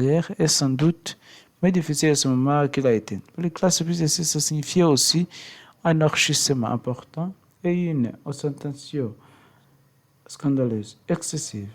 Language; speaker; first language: French; non-native, learner; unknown